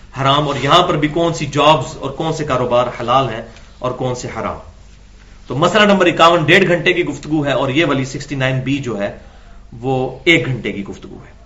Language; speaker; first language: Urdu; non-native, local second language; Punjabi